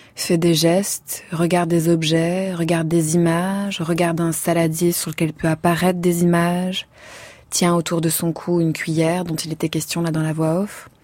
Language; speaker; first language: French; native; French